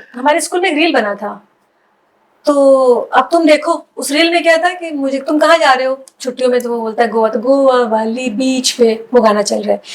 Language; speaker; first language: Hindi; native; Hindi